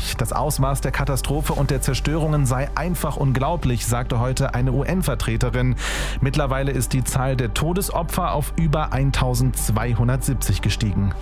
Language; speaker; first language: German; native; German